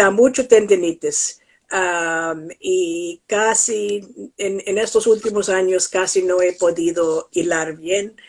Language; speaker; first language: Spanish; non-native, fluent; English